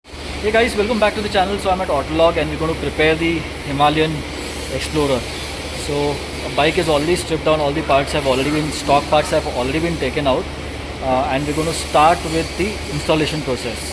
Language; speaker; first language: English; non-native, local second language; Hindi